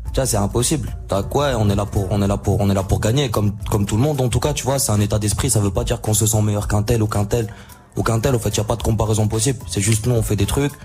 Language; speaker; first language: French; non-native, local second language; Arabic